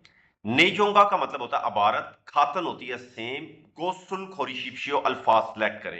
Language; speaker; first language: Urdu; non-native, local second language; Punjabi